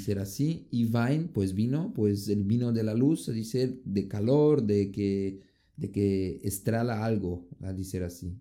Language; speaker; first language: Spanish; non-native, fluent; Portuguese